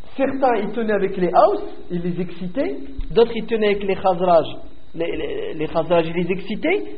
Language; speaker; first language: French; native; French